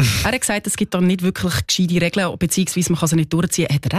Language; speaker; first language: German; native; German